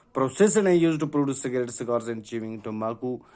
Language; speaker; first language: English; non-native, local second language; Urdu